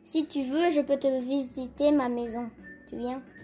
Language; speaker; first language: French; native; French